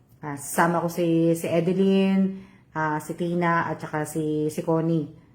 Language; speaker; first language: Filipino; native; Filipino